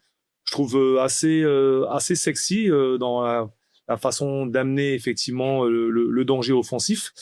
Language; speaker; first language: French; native; French